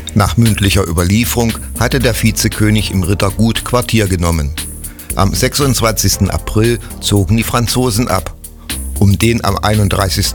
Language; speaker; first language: German; native; German